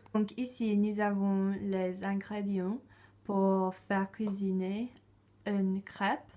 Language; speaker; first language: French; non-native, learner; English